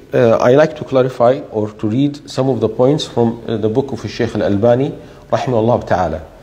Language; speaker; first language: English; non-native, fluent; Arabic